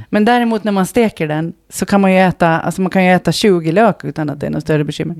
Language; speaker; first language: Swedish; native; Swedish